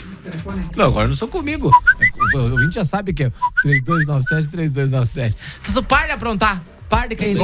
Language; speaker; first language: Portuguese; native; Portuguese